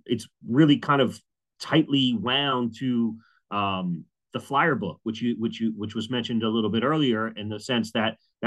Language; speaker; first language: English; native; English